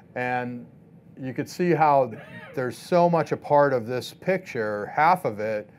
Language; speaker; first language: English; native; English